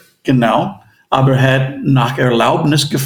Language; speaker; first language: German; non-native, fluent; English